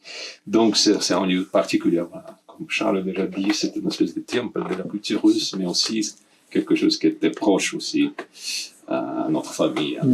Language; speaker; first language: French; non-native, fluent; Russian